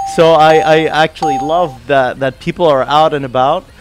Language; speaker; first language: English; non-native, fluent; Arabic